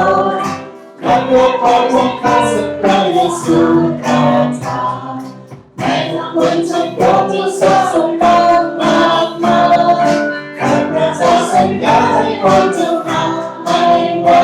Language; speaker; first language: Thai; native; Thai